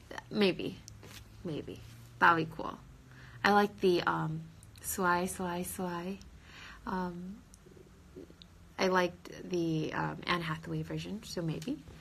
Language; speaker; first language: English; early bilingual, other home language; Korean